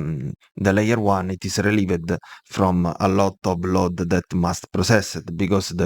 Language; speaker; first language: English; non-native, fluent; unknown